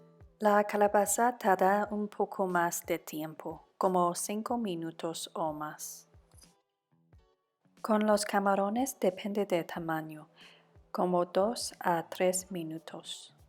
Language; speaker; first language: Spanish; non-native, fluent; Cantonese